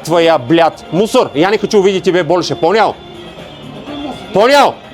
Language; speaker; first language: Russian; non-native, learner; Bulgarian